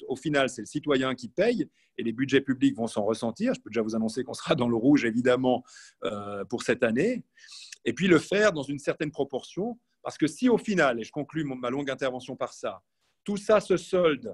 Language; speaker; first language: French; native; French